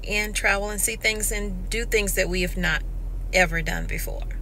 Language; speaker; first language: English; native; English